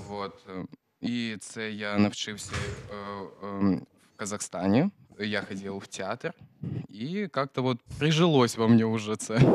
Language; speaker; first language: Ukrainian; early bilingual, heritage; Russian